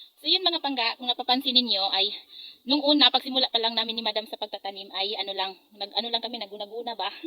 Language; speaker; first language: Filipino; non-native, local second language; Hiligaynon